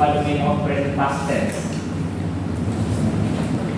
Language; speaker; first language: English; non-native, fluent; Indonesian